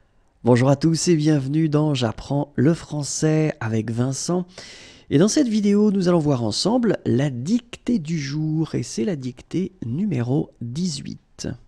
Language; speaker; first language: French; native; French